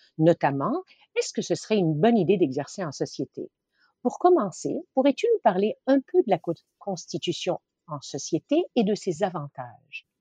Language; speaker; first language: French; native; French